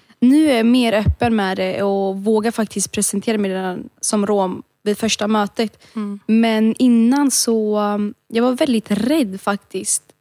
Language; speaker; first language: Swedish; early bilingual, other home language; Romany